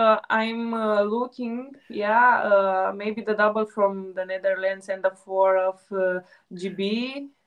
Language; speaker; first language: English; non-native, fluent; Romanian